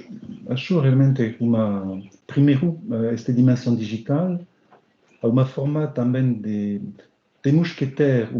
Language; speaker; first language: Portuguese; non-native, learner; French